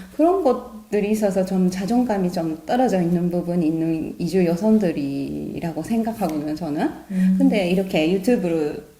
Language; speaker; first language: Korean; non-native, fluent; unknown